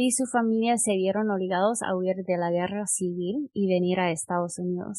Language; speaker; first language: Spanish; non-native, fluent; English